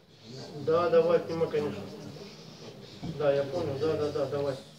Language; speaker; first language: Russian; native; Russian